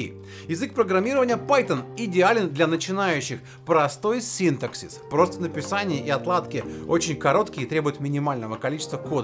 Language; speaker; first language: Russian; native; Russian